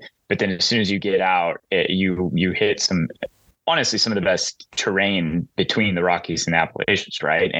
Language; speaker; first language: English; native; English